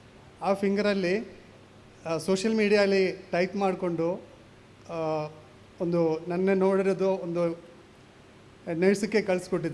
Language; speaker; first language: Kannada; non-native, learner; Malayalam